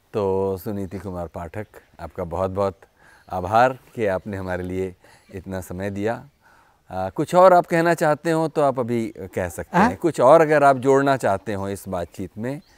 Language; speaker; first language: Hindi; native; Hindi